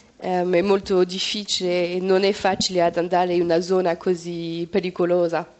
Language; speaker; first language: Italian; non-native, learner; Arabic